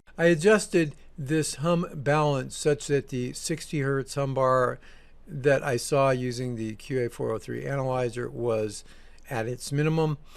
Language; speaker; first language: English; native; English